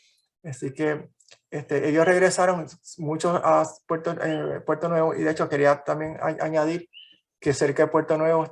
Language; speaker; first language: Spanish; native; Spanish